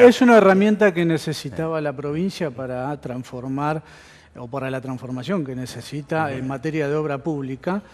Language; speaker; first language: Spanish; native; Spanish